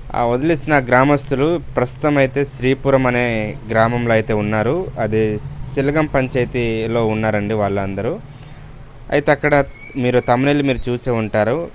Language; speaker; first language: Telugu; native; Telugu